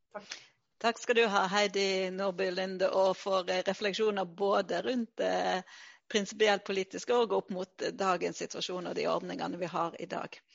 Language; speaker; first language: Norwegian; native; Norwegian